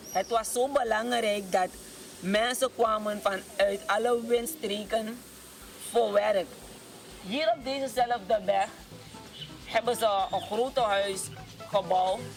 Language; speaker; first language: Dutch; non-native, local second language; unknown